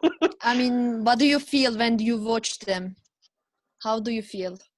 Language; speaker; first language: English; non-native, fluent; Turkish